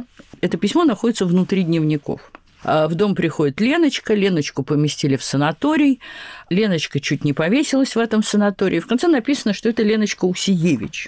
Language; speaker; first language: Russian; native; Russian